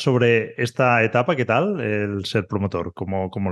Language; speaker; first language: Spanish; native; Spanish